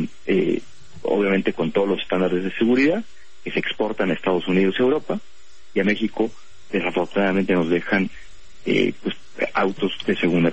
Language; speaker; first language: Spanish; native; Spanish